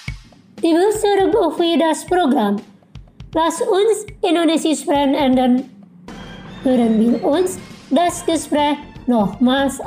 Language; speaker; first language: German; non-native, fluent; Indonesian